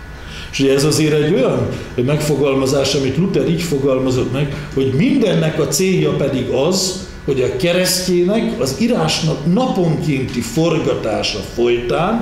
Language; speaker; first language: Hungarian; native; Hungarian